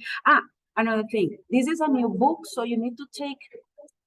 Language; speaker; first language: English; non-native, fluent; Spanish